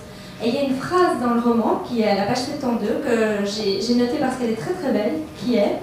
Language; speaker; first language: French; native; French